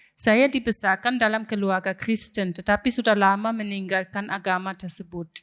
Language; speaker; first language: Indonesian; non-native, fluent; German